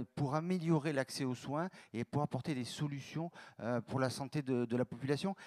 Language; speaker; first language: French; native; French